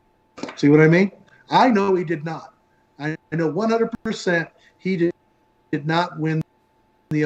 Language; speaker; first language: English; native; English